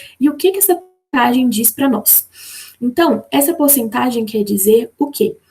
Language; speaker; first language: Portuguese; native; Portuguese